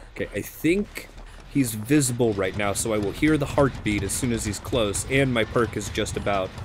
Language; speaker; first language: English; native; English